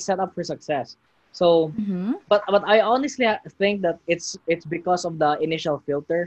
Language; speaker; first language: English; non-native, local second language; Cebuano